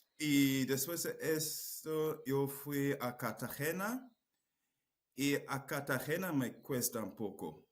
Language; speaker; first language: Spanish; non-native, learner; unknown